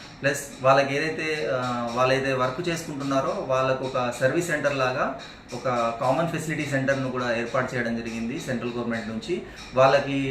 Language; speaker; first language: Telugu; native; Telugu